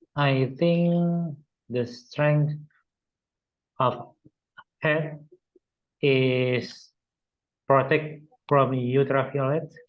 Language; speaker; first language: English; non-native, learner; Indonesian